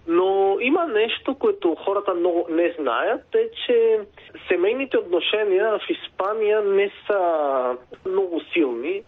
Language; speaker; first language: Bulgarian; non-native, fluent; Spanish